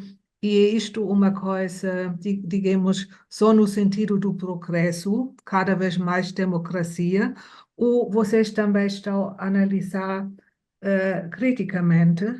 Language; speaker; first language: Portuguese; non-native, fluent; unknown